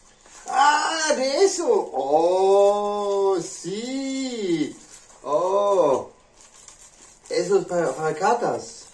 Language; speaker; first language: Spanish; non-native, learner; English